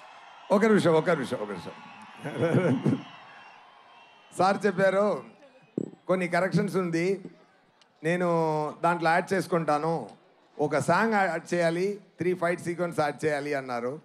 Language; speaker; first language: Telugu; non-native, fluent; Tamil